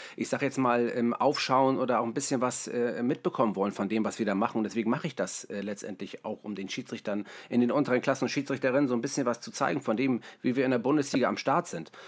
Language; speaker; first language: German; native; German